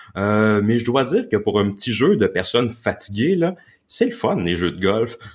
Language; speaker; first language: French; native; French